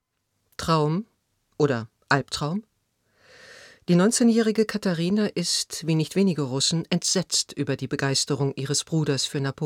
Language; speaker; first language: German; native; German